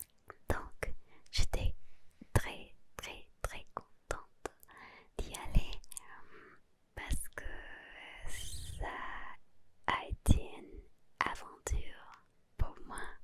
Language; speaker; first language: French; non-native, learner; Spanish